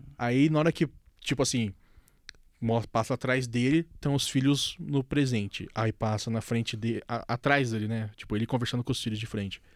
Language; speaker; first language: Portuguese; native; Portuguese